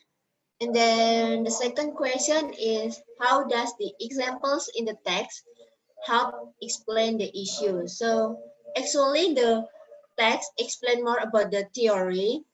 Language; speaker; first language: English; non-native, learner; Indonesian